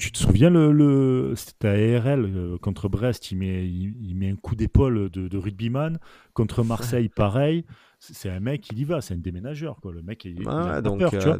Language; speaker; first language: French; native; French